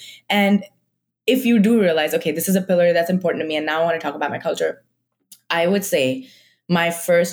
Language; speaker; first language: English; non-native, local second language; Marathi